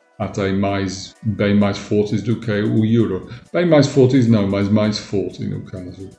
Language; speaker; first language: Portuguese; non-native, fluent; English